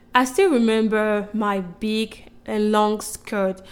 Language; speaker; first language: English; non-native, fluent; French